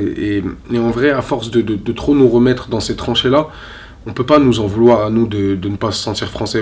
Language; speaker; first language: French; native; French